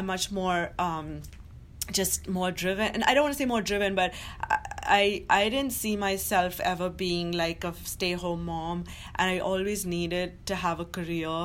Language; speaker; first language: English; non-native, local second language; Hindi